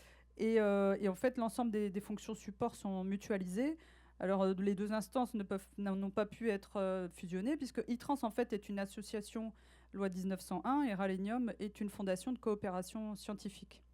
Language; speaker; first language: French; native; French